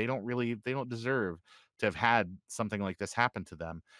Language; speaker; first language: English; native; English